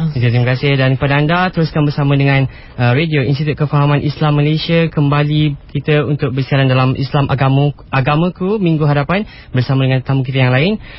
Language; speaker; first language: Malay; native; Malay